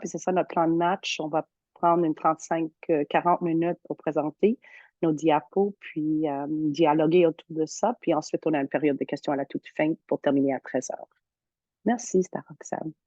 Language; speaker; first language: French; native; French